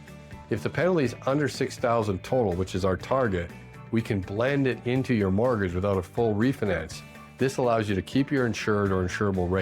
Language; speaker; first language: English; native; English